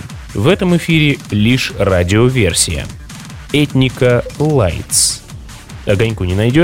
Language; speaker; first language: Russian; native; Russian